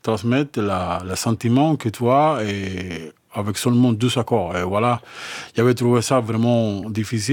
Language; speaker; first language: French; non-native, learner; Spanish